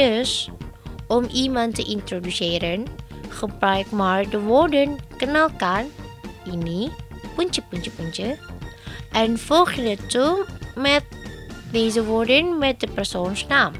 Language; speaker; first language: Dutch; non-native, fluent; Indonesian